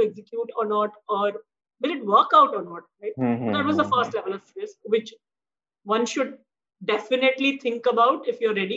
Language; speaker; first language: English; non-native, local second language; Hindi